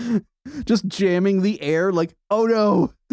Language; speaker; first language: English; native; English